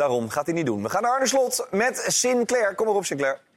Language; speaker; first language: Dutch; native; Dutch